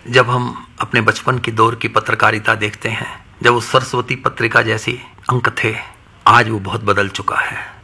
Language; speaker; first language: Hindi; non-native, local second language; Punjabi